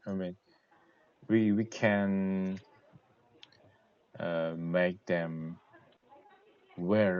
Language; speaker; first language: English; non-native, learner; Korean